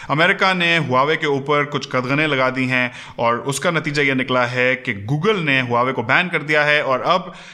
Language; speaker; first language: Urdu; native; Urdu